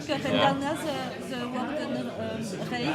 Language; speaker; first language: Dutch; non-native, local second language; French